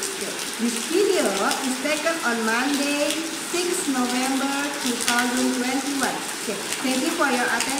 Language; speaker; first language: English; non-native, learner; Indonesian